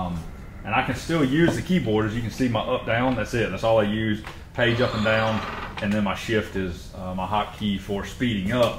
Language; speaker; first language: English; native; English